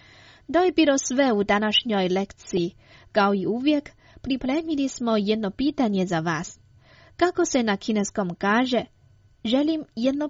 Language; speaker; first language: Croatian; non-native, fluent; Chinese